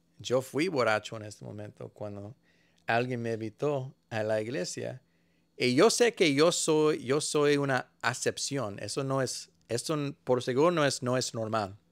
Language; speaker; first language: Spanish; early bilingual, heritage; Spanish